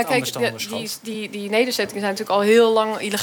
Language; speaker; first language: Dutch; native; Dutch